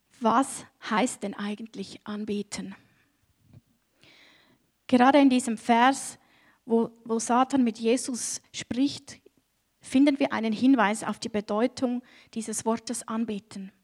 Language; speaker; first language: German; native; German